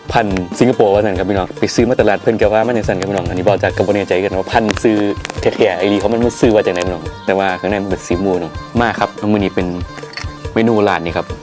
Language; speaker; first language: Thai; non-native, local second language; Northeastern Thai